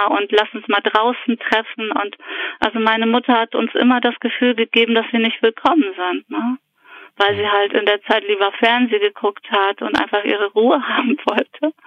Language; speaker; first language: German; early bilingual, other home language; Polish